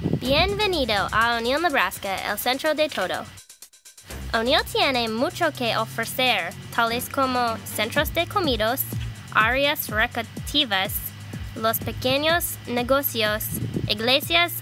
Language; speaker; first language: Spanish; non-native, learner; English